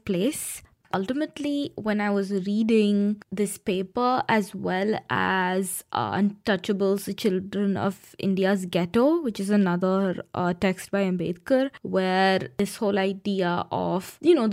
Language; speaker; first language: English; non-native, local second language; Hindi